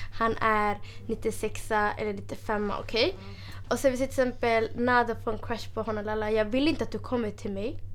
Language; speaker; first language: Swedish; early bilingual, other home language; Arabic